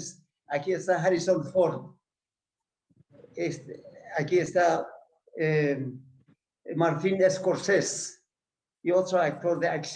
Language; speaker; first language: Spanish; non-native, fluent; Persian